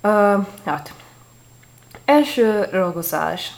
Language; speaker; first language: Hungarian; non-native, learner; Italian